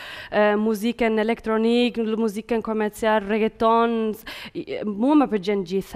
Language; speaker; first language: Albanian; early bilingual, heritage; Spanish